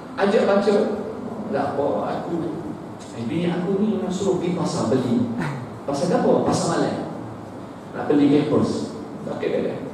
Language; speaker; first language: Malay; non-native, fluent; Arabic